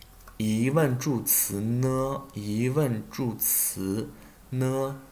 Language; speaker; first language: Chinese; non-native, fluent; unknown